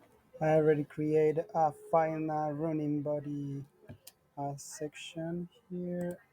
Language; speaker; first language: English; non-native, learner; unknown